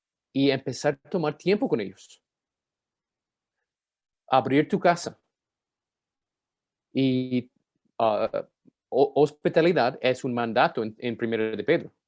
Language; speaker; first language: Spanish; non-native, fluent; English